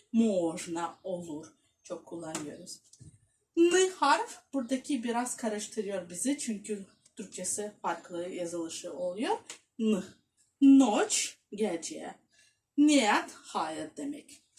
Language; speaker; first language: Turkish; non-native, fluent; Russian